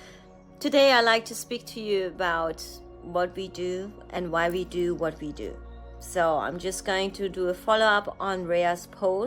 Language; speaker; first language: English; non-native, fluent; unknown